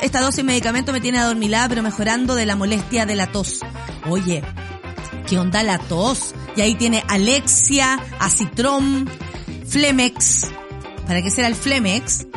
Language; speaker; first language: Spanish; native; Spanish